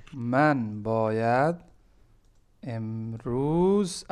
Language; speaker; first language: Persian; non-native, fluent; Urdu